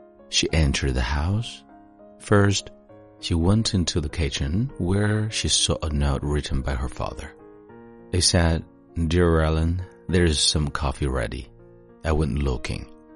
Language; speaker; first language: English; non-native, fluent; Chinese